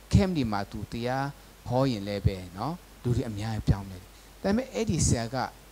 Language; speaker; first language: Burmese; non-native, local second language; Tedim Chin